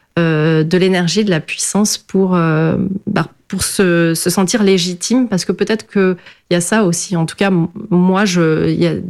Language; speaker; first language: French; early bilingual, other home language; Portuguese